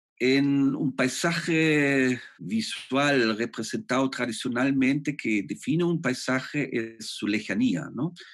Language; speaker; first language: Spanish; non-native, fluent; German